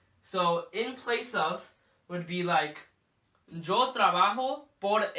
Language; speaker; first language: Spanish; non-native, learner; English